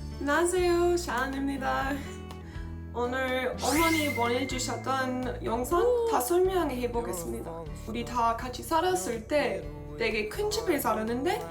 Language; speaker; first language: Korean; non-native, learner; English